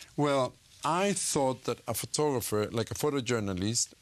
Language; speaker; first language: English; non-native, fluent; Spanish